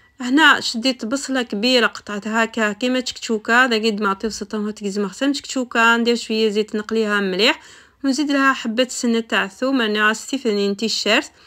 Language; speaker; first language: Arabic; non-native, local second language; Kabyle